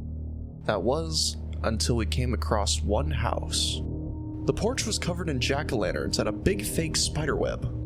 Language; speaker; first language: English; native; English